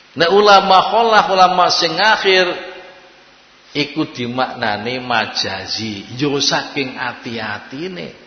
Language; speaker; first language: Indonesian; non-native, local second language; Javanese